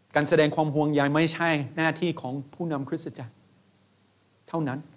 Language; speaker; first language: Thai; non-native, fluent; English